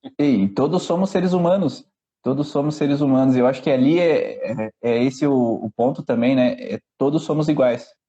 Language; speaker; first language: Portuguese; native; Portuguese